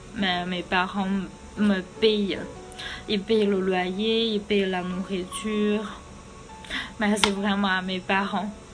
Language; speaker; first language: French; non-native, fluent; Chinese